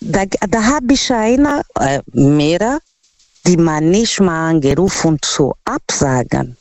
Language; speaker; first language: German; non-native, fluent; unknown